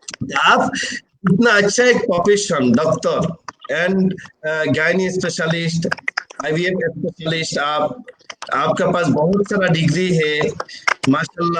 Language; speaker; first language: Hindi; non-native, learner; Bangla